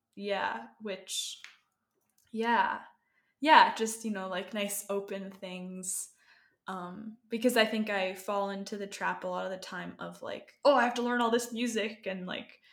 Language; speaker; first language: English; native; English